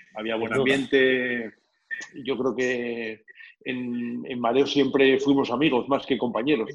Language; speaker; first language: Spanish; native; Spanish